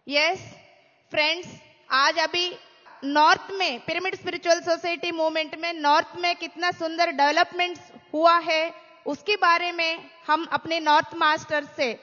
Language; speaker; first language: Hindi; non-native, local second language; Telugu